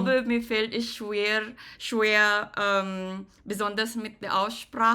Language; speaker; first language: German; non-native, learner; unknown